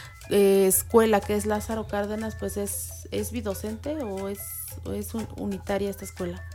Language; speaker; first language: Spanish; native; Spanish